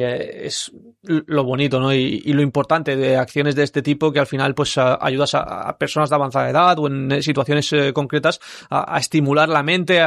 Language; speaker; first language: Spanish; native; Spanish